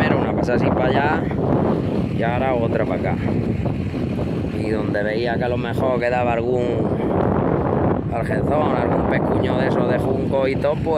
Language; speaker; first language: Spanish; native; Spanish